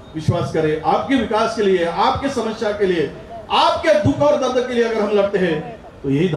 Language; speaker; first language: Hindi; non-native, local second language; Marathi